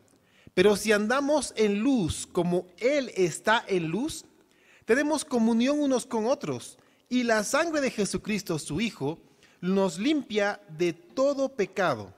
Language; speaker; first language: Spanish; native; Spanish